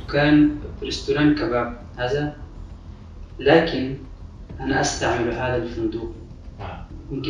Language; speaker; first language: Arabic; non-native, learner; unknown